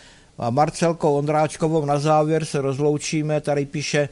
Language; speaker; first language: Czech; native; Czech